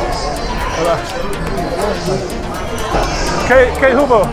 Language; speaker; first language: Spanish; non-native, learner; English